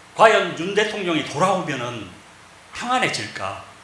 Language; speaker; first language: Korean; native; Korean